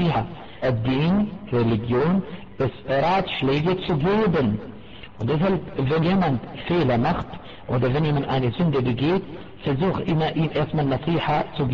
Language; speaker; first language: German; non-native, fluent; Arabic